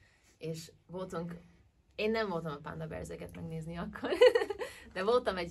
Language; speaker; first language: Hungarian; early bilingual, heritage; Hungarian